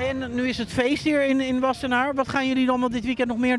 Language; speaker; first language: Dutch; native; Dutch